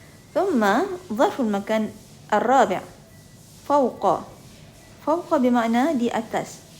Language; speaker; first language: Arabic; non-native, fluent; Malay